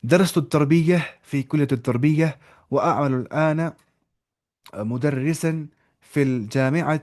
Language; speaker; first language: Arabic; non-native, fluent; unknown